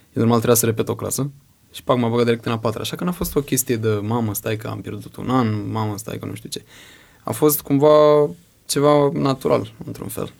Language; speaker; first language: Romanian; early bilingual, heritage; Romanian